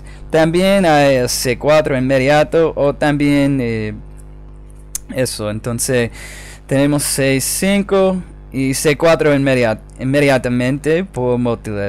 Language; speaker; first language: Spanish; non-native, fluent; English